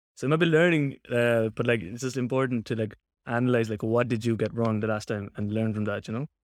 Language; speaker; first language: English; native; English